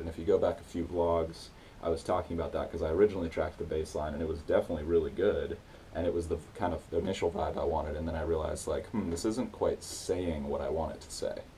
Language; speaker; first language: English; native; English